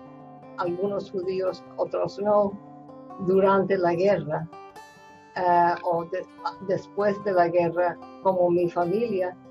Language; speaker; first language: Spanish; non-native, fluent; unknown